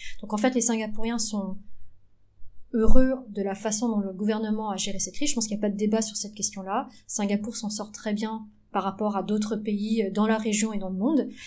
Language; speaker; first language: French; early bilingual, other home language; Vietnamese